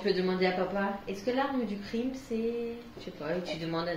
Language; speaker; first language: French; native; French